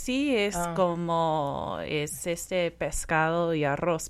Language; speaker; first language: Spanish; non-native, fluent; English